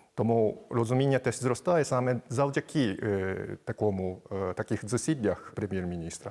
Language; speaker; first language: Ukrainian; non-native, fluent; Japanese